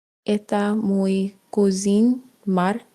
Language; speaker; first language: Russian; non-native, learner; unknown